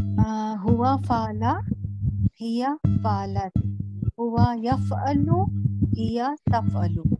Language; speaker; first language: Arabic; non-native, learner; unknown